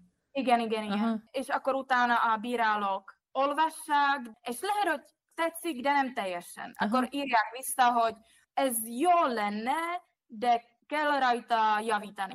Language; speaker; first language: Hungarian; non-native, fluent; Czech